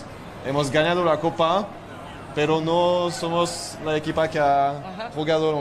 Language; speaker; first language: Spanish; non-native, learner; French